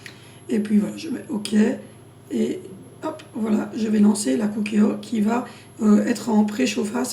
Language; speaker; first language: French; native; French